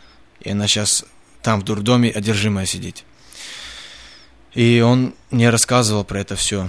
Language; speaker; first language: Russian; early bilingual, heritage; Russian